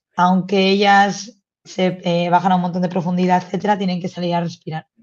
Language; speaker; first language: Spanish; native; Spanish